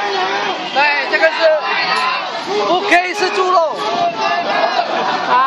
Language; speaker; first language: Chinese; non-native, learner; Indonesian